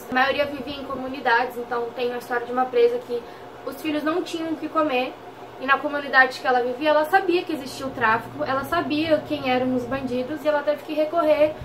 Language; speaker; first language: Portuguese; native; Portuguese